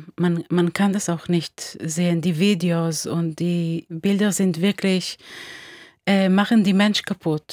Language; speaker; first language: German; non-native, fluent; Hebrew